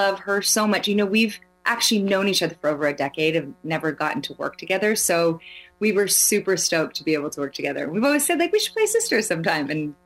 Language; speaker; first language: English; non-native, fluent; Swedish